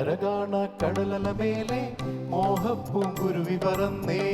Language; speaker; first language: Malayalam; native; Malayalam